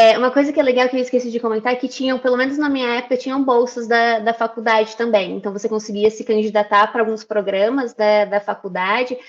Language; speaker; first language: Portuguese; native; Portuguese